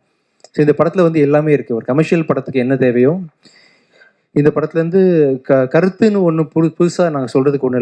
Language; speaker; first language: Tamil; native; Tamil